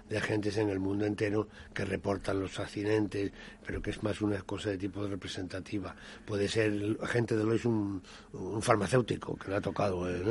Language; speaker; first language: Spanish; native; Spanish